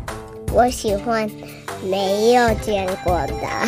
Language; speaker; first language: Chinese; early bilingual, heritage; English